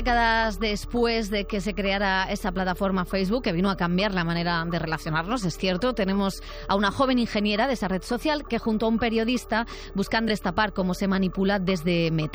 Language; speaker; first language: Spanish; native; Spanish